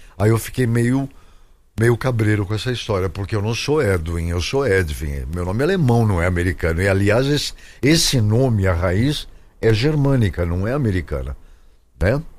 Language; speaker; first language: Portuguese; native; Portuguese